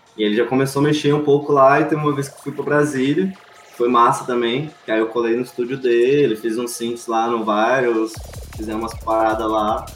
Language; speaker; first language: Portuguese; native; Portuguese